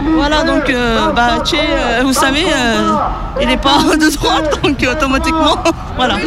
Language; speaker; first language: French; non-native, fluent; Kurdish